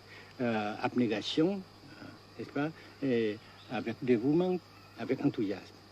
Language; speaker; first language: French; non-native, fluent; Vietnamese